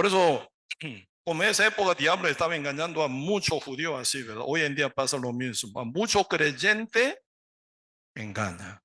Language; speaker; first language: Spanish; non-native, learner; Korean